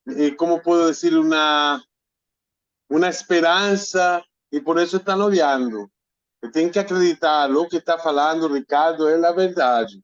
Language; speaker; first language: Portuguese; non-native, fluent; Spanish